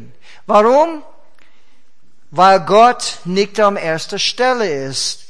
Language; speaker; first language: German; non-native, fluent; English